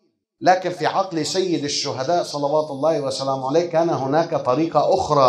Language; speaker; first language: Arabic; native; Arabic